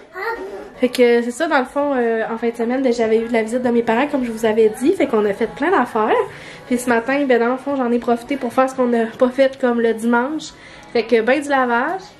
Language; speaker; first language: French; native; French